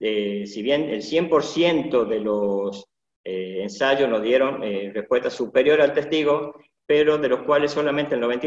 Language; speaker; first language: Spanish; native; Spanish